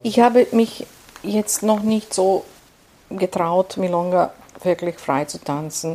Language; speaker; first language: German; non-native, fluent; Serbian